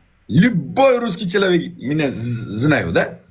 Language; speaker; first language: Russian; non-native, learner; Uzbek